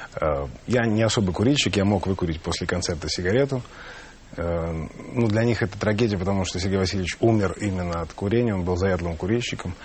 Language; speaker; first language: Russian; native; Russian